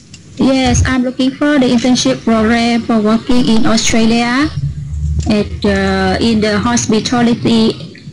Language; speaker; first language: English; non-native, learner; Vietnamese